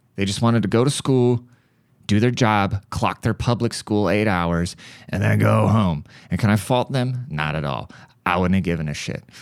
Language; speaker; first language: English; early bilingual, other home language; German